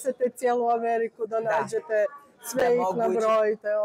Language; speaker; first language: Croatian; native; Croatian